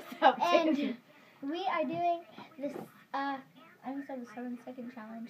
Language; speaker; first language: English; native; English